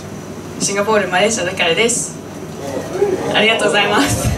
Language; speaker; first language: Japanese; non-native, learner; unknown